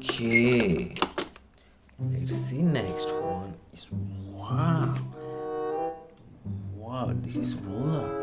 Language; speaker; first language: English; non-native, learner; Indonesian